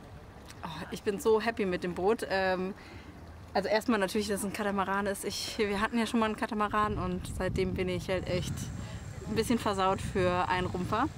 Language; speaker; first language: German; native; German